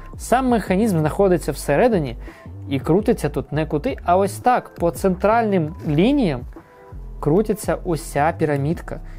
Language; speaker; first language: Ukrainian; non-native, local second language; Russian